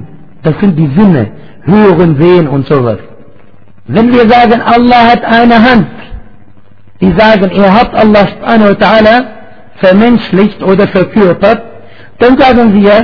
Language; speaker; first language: German; non-native, fluent; Arabic